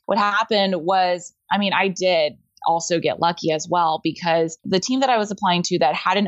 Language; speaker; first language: English; native; English